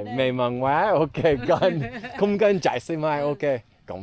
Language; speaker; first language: Vietnamese; non-native, learner; English